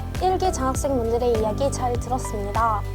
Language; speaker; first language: Korean; native; Korean